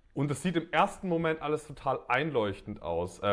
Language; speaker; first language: German; native; German